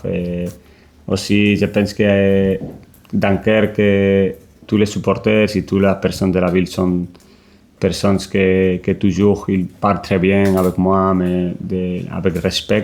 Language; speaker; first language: French; non-native, learner; Spanish